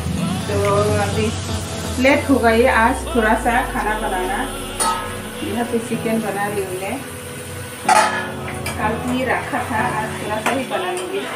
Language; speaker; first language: Hindi; non-native, local second language; Bangla